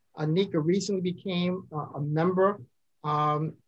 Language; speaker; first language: English; native; English